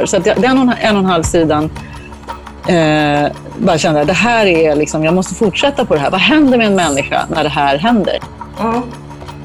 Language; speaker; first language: Swedish; native; Swedish